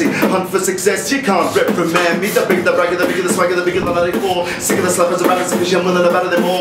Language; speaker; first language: English; native; English